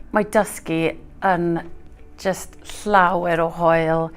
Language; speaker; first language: Welsh; non-native, local second language; English